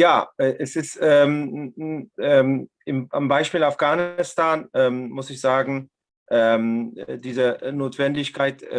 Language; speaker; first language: German; non-native, fluent; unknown